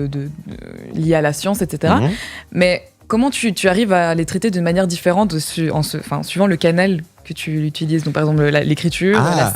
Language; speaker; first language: French; native; French